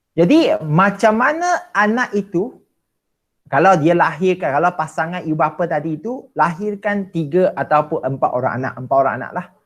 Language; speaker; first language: Malay; non-native, local second language; Chinese